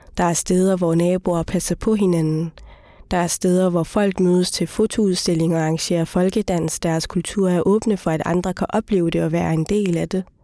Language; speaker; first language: Danish; early bilingual, other home language; Somali